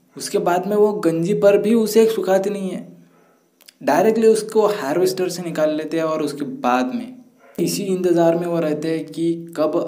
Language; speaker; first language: Hindi; non-native, local second language; Marathi